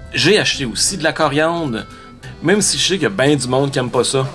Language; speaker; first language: French; native; French